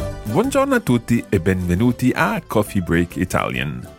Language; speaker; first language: Italian; non-native, fluent; English